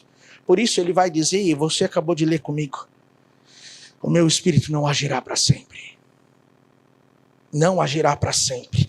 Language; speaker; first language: Portuguese; native; Portuguese